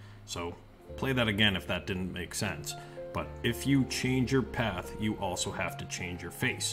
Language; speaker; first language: English; native; English